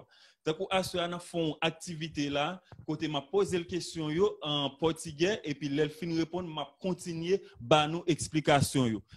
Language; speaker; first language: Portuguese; non-native, learner; Haitian Creole